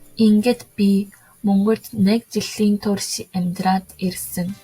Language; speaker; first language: Mongolian; non-native, learner; Korean